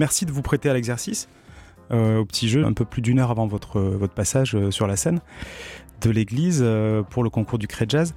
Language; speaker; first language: French; native; French